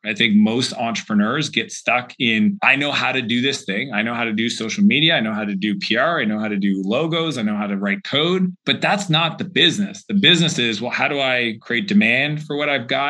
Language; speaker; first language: English; native; English